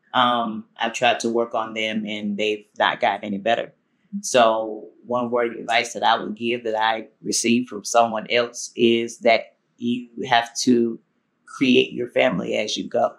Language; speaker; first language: English; native; English